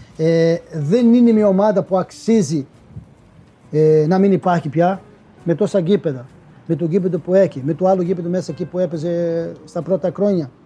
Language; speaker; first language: Greek; non-native, fluent; Portuguese